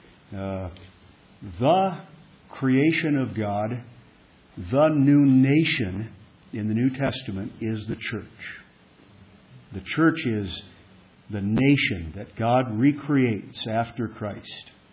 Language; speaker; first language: English; native; English